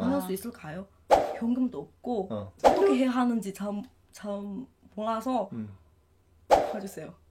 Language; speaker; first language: Korean; non-native, learner; Indonesian